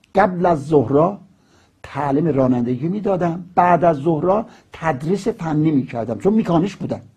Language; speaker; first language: Persian; non-native, local second language; Azerbaijani